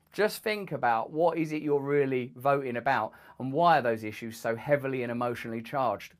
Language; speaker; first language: English; native; English